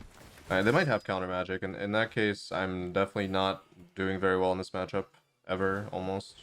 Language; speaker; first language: English; native; English